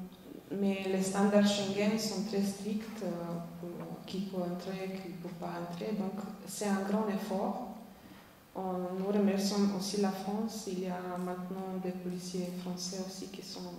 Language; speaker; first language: French; non-native, fluent; Slovenian